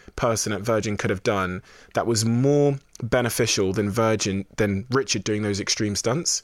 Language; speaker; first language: English; native; English